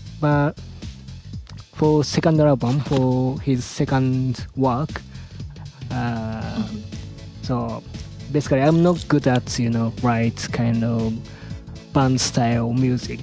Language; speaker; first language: English; non-native, fluent; Japanese